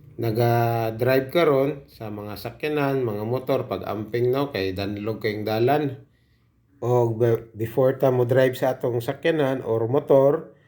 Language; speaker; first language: Cebuano; non-native, local second language; Hiligaynon